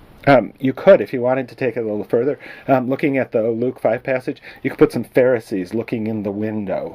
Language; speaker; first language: English; native; English